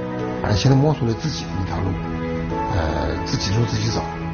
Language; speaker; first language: Chinese; native; Chinese